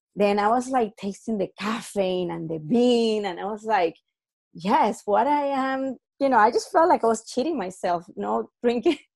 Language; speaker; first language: English; non-native, fluent; Spanish